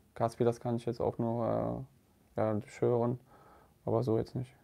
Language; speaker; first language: German; native; German